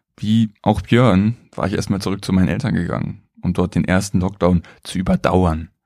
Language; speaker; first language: German; native; German